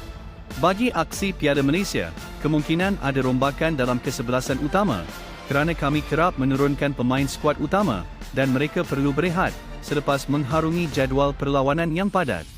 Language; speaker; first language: Malay; native; Malay